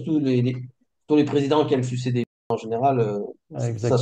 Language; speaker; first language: French; native; French